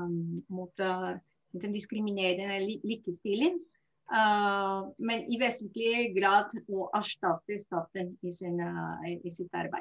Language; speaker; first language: Norwegian; non-native, fluent; Spanish